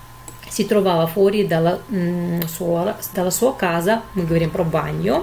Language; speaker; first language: Italian; non-native, fluent; Russian